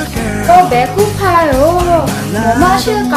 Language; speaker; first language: Korean; non-native, learner; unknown